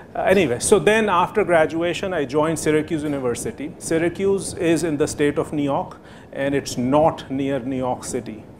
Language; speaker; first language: English; non-native, local second language; Hindi